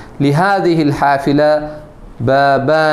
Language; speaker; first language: Arabic; non-native, fluent; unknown